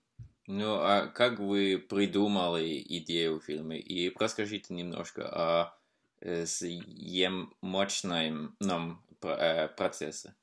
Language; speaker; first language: Russian; non-native, fluent; Norwegian